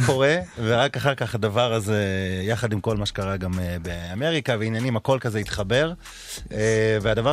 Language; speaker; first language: Hebrew; native; Hebrew